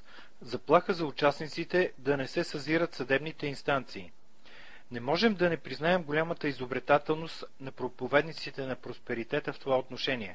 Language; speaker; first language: Bulgarian; native; Bulgarian